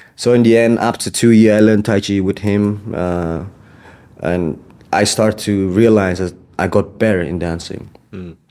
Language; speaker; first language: English; non-native, fluent; Vietnamese